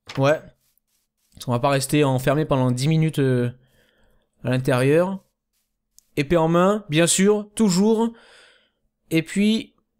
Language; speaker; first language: French; native; French